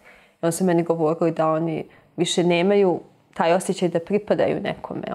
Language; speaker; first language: Bosnian; native; Bosnian